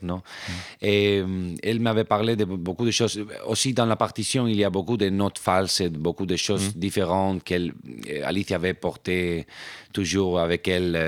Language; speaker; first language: French; non-native, fluent; Spanish